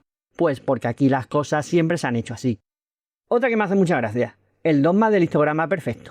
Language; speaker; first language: Spanish; native; Spanish